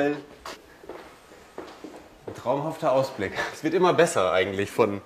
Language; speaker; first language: German; native; German